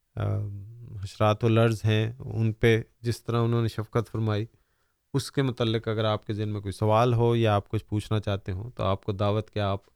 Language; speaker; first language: Urdu; native; Urdu